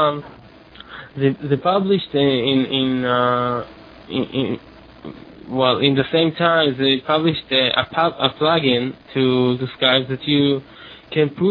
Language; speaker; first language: English; non-native, fluent; Hebrew